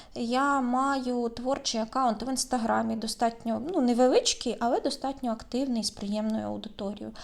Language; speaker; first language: Ukrainian; native; Ukrainian